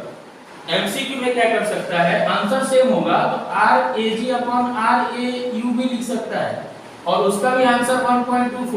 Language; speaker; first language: Hindi; native; Hindi